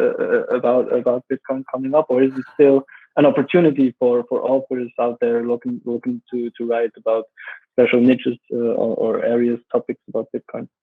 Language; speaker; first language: English; non-native, fluent; German